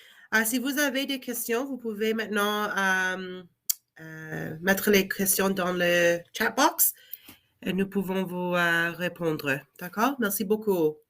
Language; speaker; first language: French; non-native, learner; English